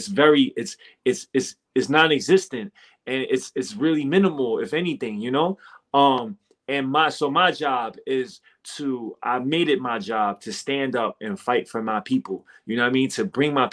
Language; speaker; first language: English; native; English